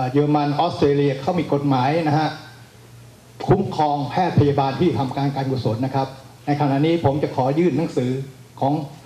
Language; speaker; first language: Thai; native; Thai